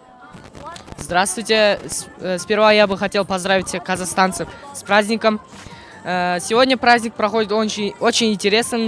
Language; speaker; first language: Russian; non-native, local second language; Kazakh